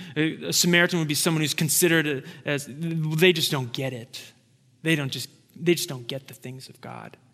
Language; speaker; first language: English; native; English